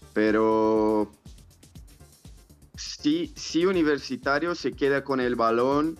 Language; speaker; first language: Spanish; non-native, fluent; Portuguese